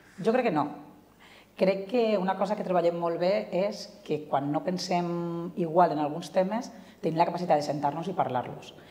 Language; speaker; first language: Catalan; native; Catalan